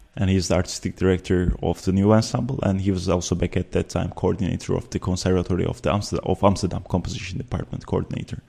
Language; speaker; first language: English; non-native, fluent; Turkish